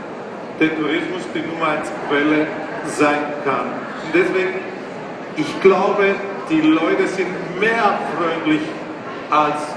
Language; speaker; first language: German; non-native, fluent; Greek